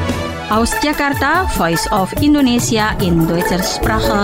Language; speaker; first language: German; non-native, fluent; Indonesian